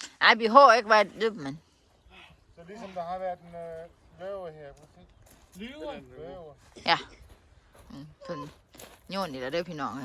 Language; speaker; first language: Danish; non-native, learner; Thai